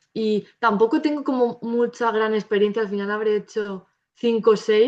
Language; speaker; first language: Spanish; native; Spanish